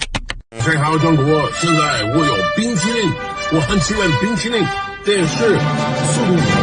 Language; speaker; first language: Chinese; non-native, learner; English